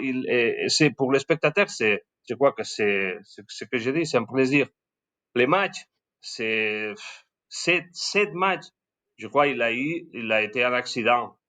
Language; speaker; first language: French; non-native, learner; Spanish